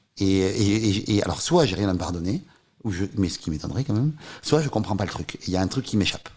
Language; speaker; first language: French; native; French